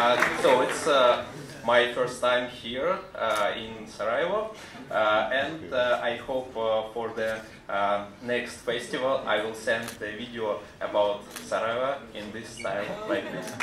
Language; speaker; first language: English; non-native, fluent; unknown